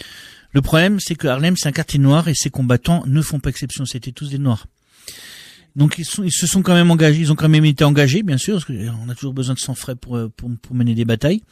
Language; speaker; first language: French; native; French